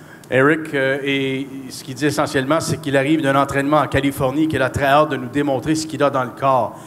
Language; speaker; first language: French; native; French